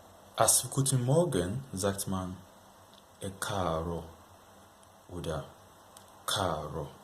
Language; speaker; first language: German; non-native, fluent; Yoruba